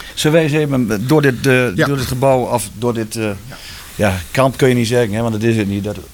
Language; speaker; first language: Dutch; native; Dutch